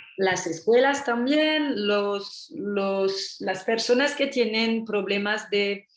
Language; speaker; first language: Spanish; non-native, learner; French